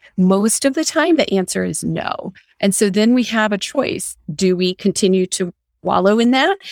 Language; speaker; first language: English; early bilingual, other home language; Hindi